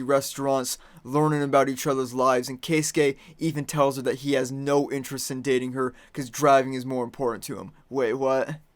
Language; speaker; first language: English; native; English